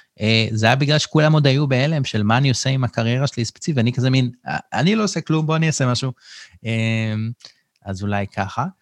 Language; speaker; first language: Hebrew; native; Hebrew